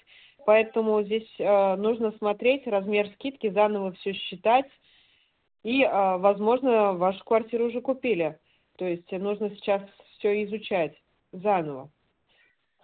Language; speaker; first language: Russian; native; Russian